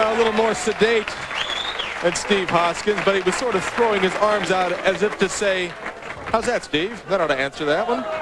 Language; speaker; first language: English; native; English